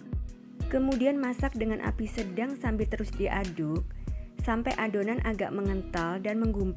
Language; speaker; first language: Indonesian; native; Indonesian